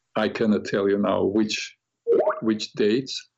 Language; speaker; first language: English; non-native, fluent; Russian